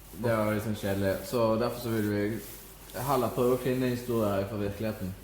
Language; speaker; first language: Norwegian; native; Norwegian